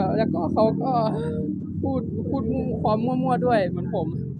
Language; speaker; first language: Thai; non-native, learner; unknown